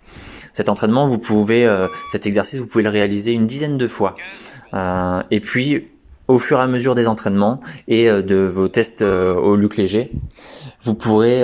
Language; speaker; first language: French; native; French